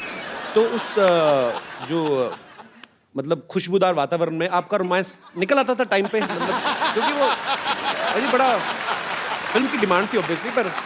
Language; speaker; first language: Hindi; native; Hindi